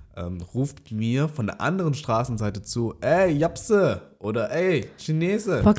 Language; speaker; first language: German; early bilingual, other home language; Vietnamese